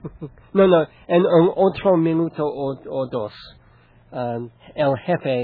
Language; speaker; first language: Spanish; non-native, learner; English